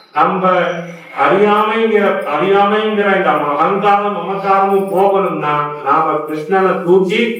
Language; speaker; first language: Tamil; native; Tamil